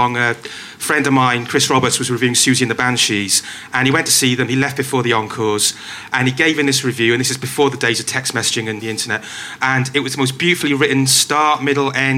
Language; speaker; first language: English; native; English